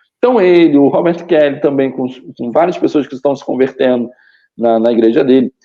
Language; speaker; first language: Portuguese; native; Portuguese